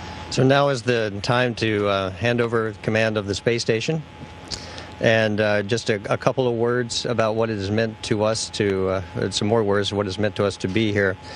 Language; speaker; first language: English; native; English